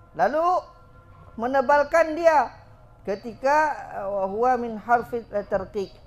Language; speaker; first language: Malay; non-native, local second language; Achinese